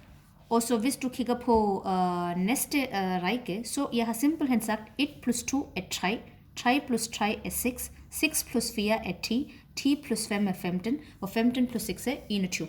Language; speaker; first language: Danish; non-native, fluent; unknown